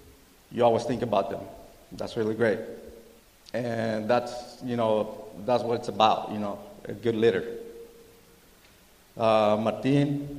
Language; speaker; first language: English; early bilingual, other home language; Spanish